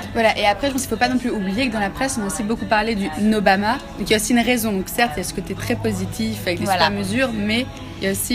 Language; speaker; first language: French; native; French